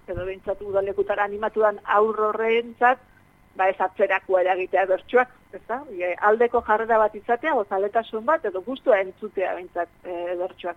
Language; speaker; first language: Basque; native; Basque